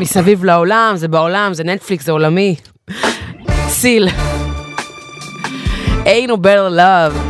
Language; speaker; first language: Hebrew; native; Hebrew